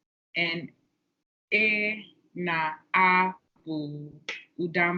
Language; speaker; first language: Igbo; non-native, learner; English